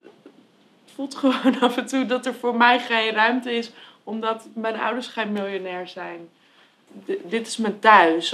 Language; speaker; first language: Dutch; native; Dutch